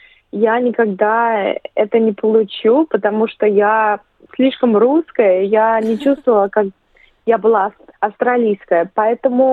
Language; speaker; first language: Russian; early bilingual, other home language; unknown